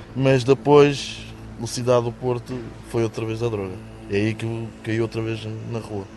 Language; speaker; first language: Portuguese; non-native, fluent; Romanian